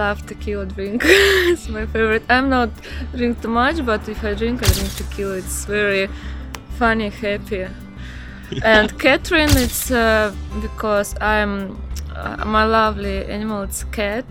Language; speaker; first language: English; non-native, learner; Russian